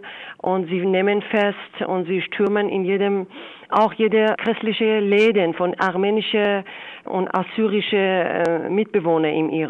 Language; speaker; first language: German; non-native, fluent; Persian